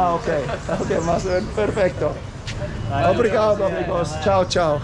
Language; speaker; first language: Portuguese; non-native, learner; Polish